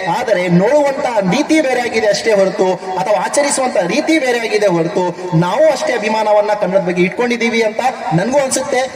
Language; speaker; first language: Kannada; non-native, local second language; Urdu